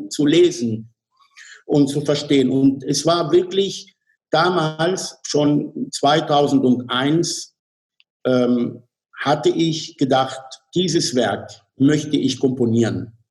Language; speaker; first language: German; non-native, fluent; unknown